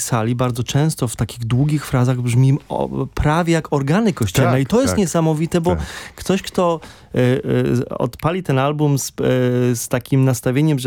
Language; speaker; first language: Polish; native; Polish